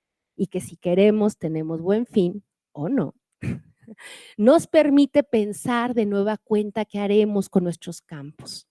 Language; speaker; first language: Spanish; native; Spanish